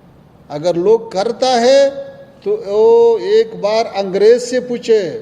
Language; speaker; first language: Hindi; non-native, fluent; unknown